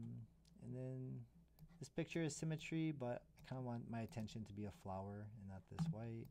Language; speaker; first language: English; native; English